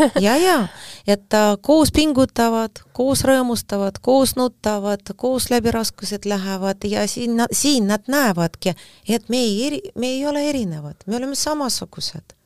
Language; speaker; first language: Estonian; non-native, fluent; Russian